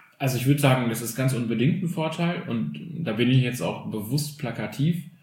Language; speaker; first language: German; early bilingual, other home language; Albanian